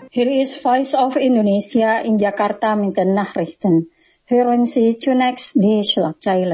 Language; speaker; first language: German; non-native, fluent; Indonesian